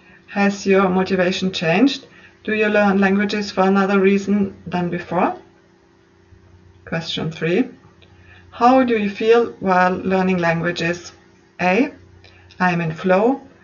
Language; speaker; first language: English; non-native, fluent; German